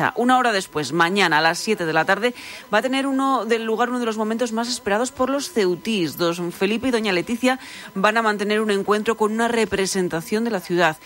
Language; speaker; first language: Spanish; native; Spanish